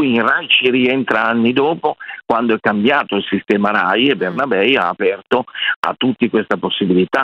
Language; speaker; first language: Italian; native; Italian